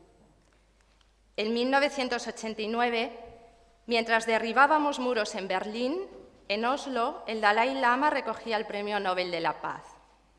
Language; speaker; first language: Spanish; native; Spanish